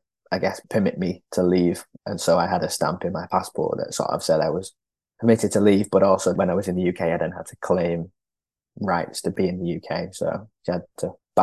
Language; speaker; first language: English; native; English